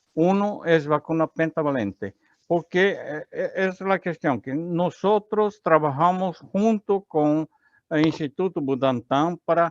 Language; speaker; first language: Spanish; non-native, learner; Portuguese